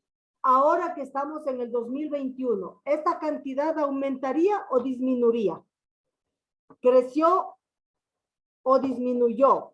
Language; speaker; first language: Spanish; native; Spanish